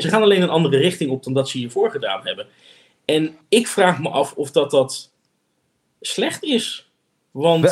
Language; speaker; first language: Dutch; native; Dutch